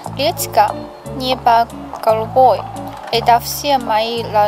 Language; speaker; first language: Russian; non-native, learner; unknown